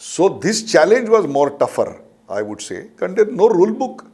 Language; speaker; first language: Hindi; non-native, local second language; Marathi